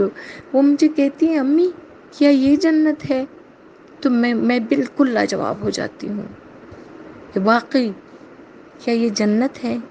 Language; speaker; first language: Urdu; native; Urdu